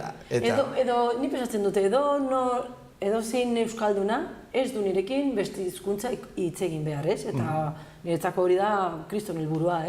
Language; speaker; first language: Basque; non-native, local second language; Spanish